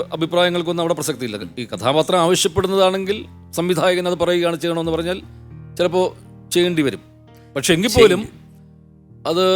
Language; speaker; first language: Malayalam; native; Malayalam